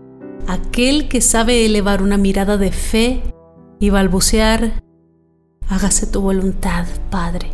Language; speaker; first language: Spanish; native; Spanish